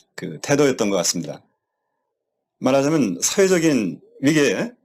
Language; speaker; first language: Korean; native; Korean